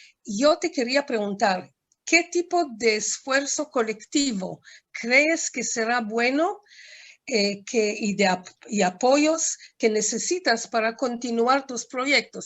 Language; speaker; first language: Spanish; non-native, fluent; Hebrew